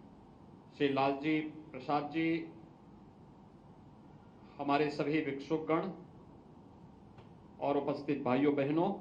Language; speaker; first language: Hindi; native; Hindi